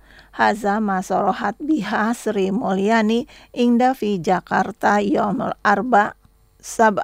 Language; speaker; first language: Arabic; non-native, fluent; Indonesian